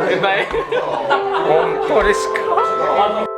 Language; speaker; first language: Japanese; non-native, learner; Sundanese